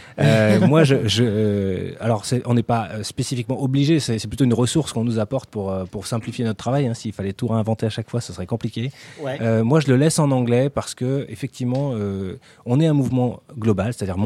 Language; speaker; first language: French; native; French